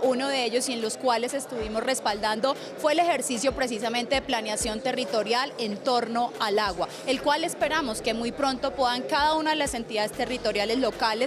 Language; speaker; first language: Spanish; native; Spanish